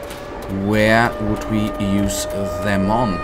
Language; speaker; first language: English; non-native, fluent; German